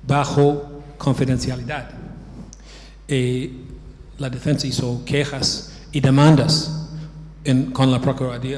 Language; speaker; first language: Spanish; non-native, fluent; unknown